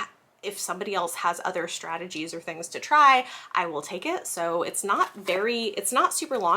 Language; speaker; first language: English; native; English